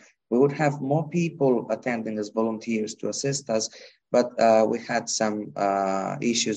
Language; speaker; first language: English; non-native, fluent; Greek